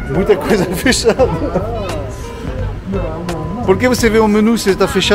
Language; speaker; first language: Portuguese; non-native, fluent; French